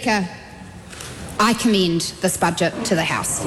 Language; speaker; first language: English; native; English